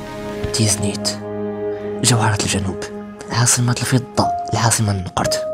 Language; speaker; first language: Arabic; native; Arabic